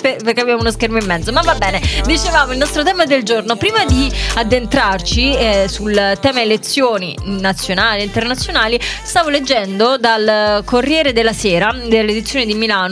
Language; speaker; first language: Italian; native; Italian